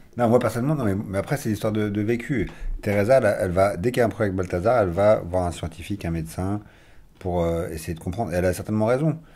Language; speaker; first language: French; native; French